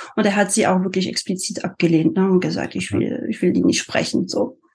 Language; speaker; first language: German; non-native, fluent; French